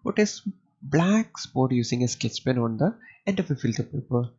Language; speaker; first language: English; non-native, local second language; Malayalam